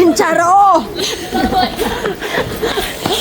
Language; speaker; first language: Korean; non-native, learner; Filipino